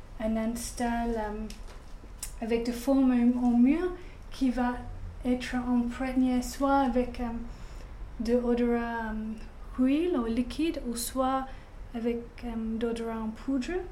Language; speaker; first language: French; non-native, fluent; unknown